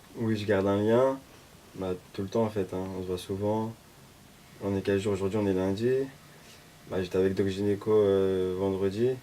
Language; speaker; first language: French; native; French